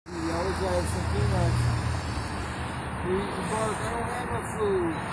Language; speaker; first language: English; native; English